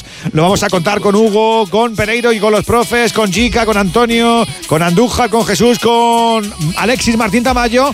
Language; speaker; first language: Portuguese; non-native, learner; Spanish